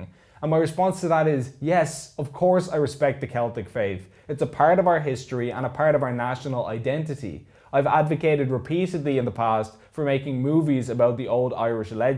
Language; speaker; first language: English; native; English